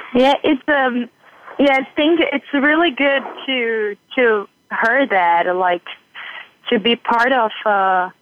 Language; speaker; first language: English; non-native, fluent; Portuguese